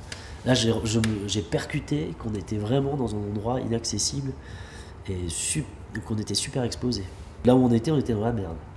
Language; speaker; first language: French; native; French